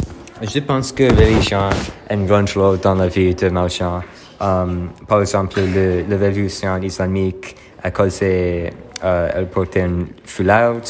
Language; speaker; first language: French; non-native, learner; English